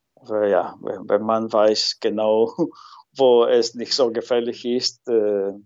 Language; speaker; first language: German; non-native, learner; Spanish